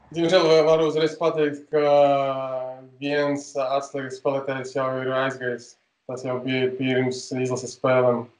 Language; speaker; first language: Latvian; non-native, local second language; Russian